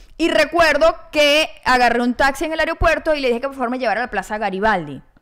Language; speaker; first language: Spanish; native; Spanish